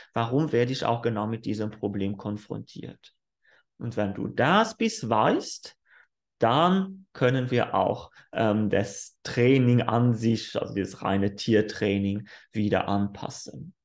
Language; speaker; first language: German; non-native, fluent; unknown